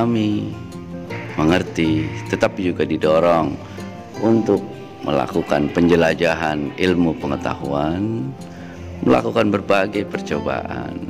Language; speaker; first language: Indonesian; native; Indonesian